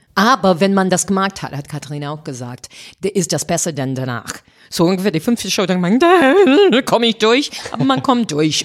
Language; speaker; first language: German; non-native, fluent; English